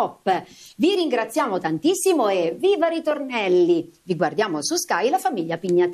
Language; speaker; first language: Italian; native; Italian